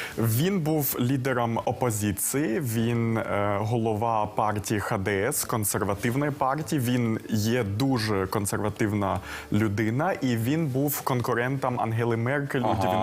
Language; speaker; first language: Ukrainian; early bilingual, heritage; Ukrainian